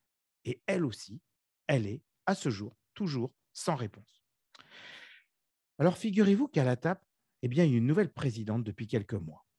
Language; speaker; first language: French; native; French